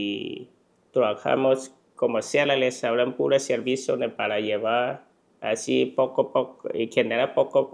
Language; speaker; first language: Spanish; non-native, learner; Chinese